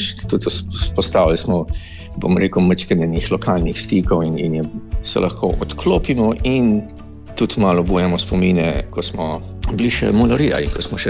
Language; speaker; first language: Slovenian; native; Slovenian